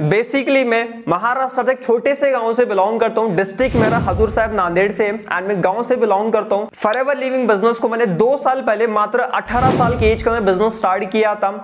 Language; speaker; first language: Hindi; non-native, local second language; Telugu